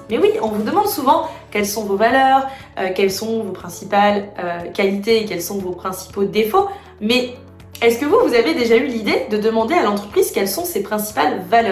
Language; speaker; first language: French; native; French